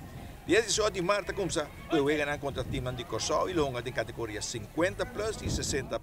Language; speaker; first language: Portuguese; non-native, learner; Papiamento